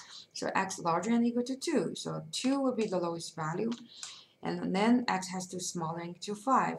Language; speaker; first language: English; non-native, fluent; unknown